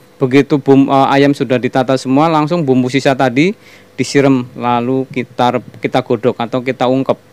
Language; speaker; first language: Indonesian; non-native, local second language; Javanese